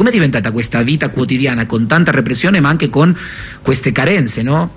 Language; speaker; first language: Italian; native; Italian